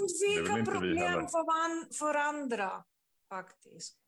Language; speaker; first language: Swedish; non-native, learner; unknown